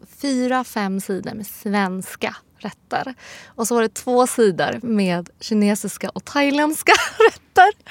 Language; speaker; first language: Swedish; early bilingual, other home language; Persian